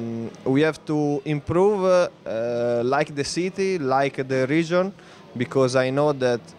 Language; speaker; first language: English; non-native, fluent; Italian